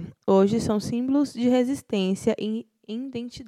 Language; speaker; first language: Portuguese; native; Portuguese